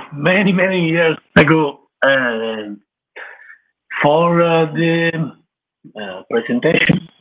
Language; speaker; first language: English; non-native, learner; Italian